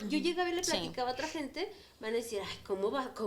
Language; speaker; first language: Spanish; native; Spanish